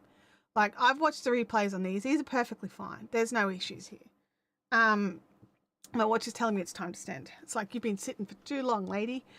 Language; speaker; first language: English; native; English